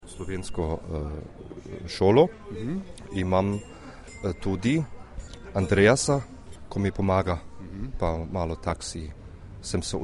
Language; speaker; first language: Slovenian; early bilingual, heritage; German